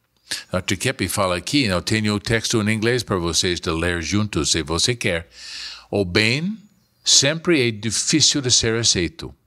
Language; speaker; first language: Portuguese; non-native, fluent; English